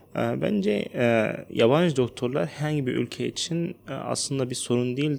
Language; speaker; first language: Turkish; non-native, fluent; Arabic